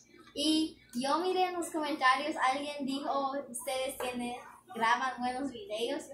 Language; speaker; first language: Spanish; early bilingual, heritage; Spanish